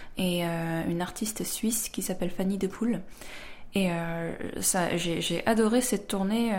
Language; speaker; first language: French; early bilingual, other home language; Korean